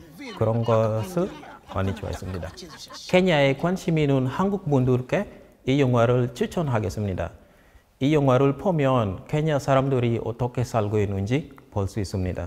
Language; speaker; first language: Korean; non-native, fluent; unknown